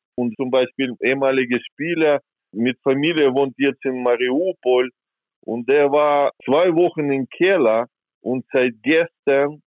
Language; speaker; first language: German; non-native, fluent; Ukrainian